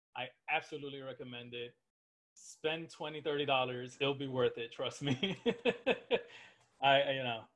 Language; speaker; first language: English; native; English